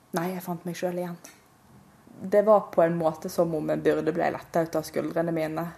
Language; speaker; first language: Norwegian; native; Norwegian